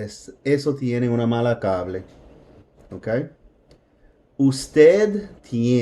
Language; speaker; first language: Spanish; non-native, fluent; English